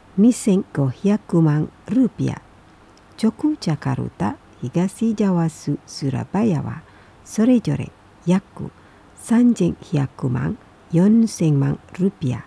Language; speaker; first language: Japanese; non-native, fluent; Indonesian